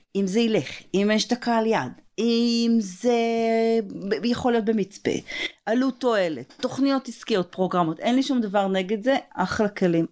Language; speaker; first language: Hebrew; native; Hebrew